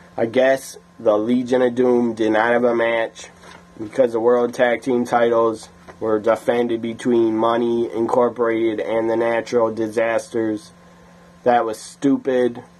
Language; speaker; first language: English; native; English